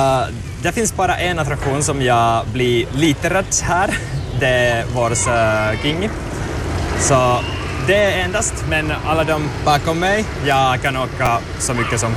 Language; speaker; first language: Swedish; non-native, learner; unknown